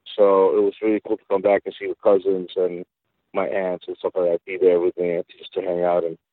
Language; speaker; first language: English; early bilingual, other home language; Spanish